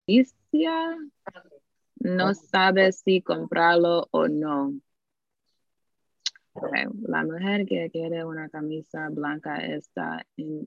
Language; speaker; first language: Spanish; non-native, learner; English